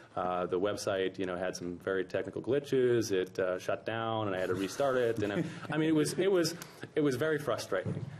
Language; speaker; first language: English; native; English